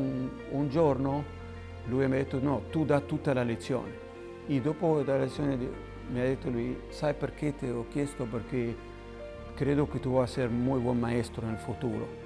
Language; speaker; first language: Italian; non-native, learner; Spanish